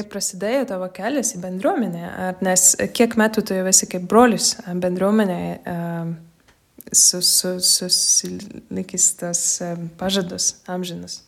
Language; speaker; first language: Lithuanian; non-native, learner; Latvian